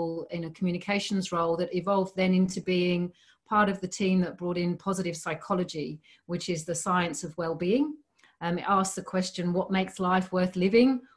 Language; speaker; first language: English; native; English